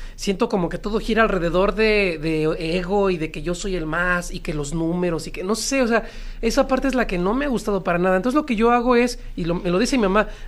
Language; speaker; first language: Spanish; native; Spanish